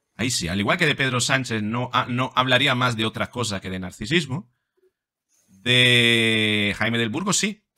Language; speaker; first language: Spanish; non-native, fluent; Italian